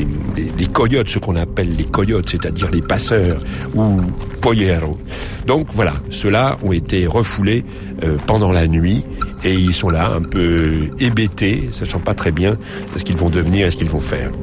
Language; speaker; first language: French; native; French